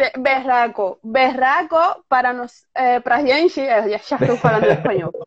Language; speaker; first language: Portuguese; non-native, fluent; Spanish